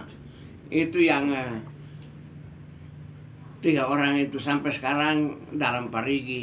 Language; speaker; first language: Indonesian; non-native, local second language; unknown